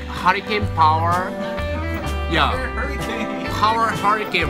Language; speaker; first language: English; non-native, learner; Japanese